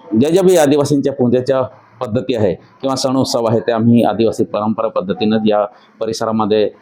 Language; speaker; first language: Marathi; non-native, local second language; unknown